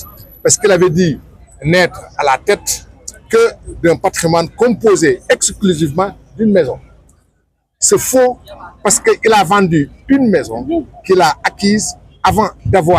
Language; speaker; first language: French; non-native, local second language; Wolof